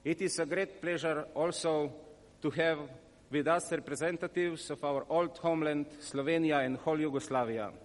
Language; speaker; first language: English; non-native, fluent; Slovenian